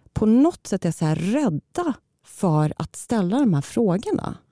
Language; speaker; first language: Swedish; early bilingual, other home language; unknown